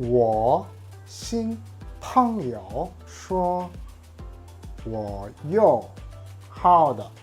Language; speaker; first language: Chinese; non-native, learner; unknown